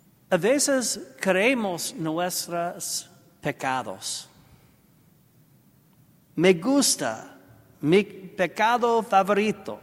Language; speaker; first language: Spanish; non-native, learner; English